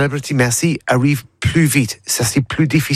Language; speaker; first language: French; non-native, learner; English